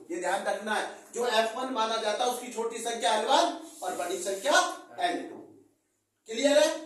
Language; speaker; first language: Hindi; native; Hindi